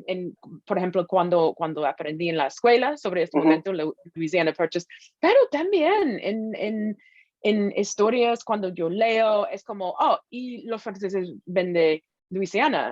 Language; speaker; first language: Spanish; non-native, fluent; English